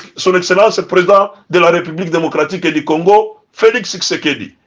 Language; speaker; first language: French; non-native, local second language; Swahili